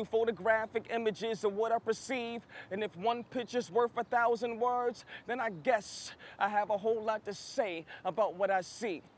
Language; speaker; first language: English; native; English